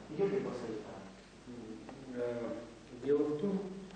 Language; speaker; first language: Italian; non-native, learner; Russian